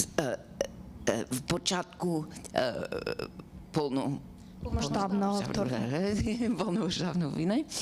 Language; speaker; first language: Ukrainian; non-native, learner; English